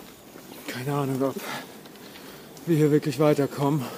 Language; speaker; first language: German; native; German